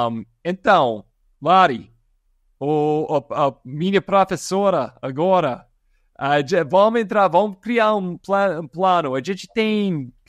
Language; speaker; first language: Portuguese; non-native, fluent; English